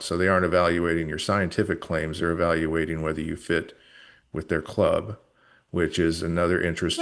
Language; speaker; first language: English; native; English